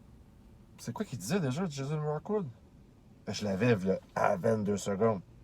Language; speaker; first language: French; native; French